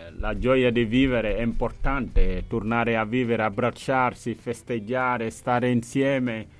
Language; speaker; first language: Italian; non-native, fluent; Wolof